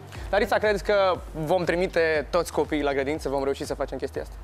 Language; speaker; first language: Romanian; native; Romanian